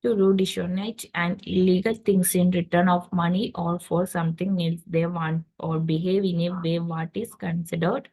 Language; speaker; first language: English; non-native, local second language; Malayalam